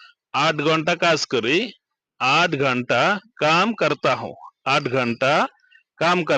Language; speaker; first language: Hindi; non-native, fluent; Bangla